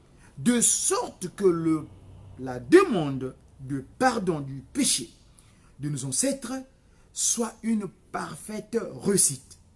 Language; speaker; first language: French; non-native, local second language; Kongo